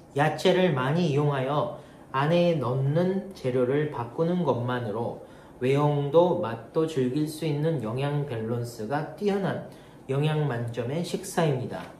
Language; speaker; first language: Korean; non-native, learner; Japanese